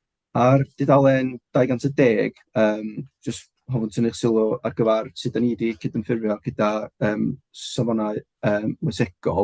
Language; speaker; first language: Welsh; native; Welsh